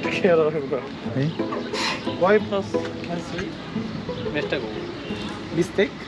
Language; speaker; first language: English; non-native, learner; Korean